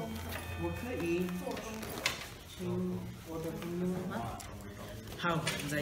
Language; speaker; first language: Chinese; non-native, learner; English